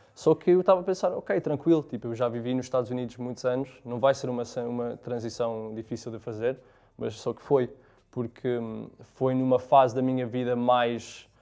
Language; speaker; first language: Portuguese; early bilingual, other home language; English